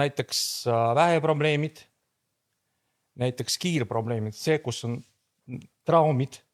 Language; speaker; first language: Estonian; non-native, fluent; Russian